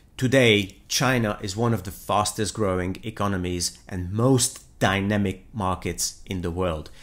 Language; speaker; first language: English; non-native, fluent; Hungarian